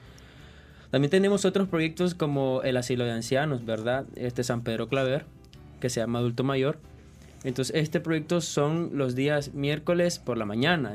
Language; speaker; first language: Spanish; native; Spanish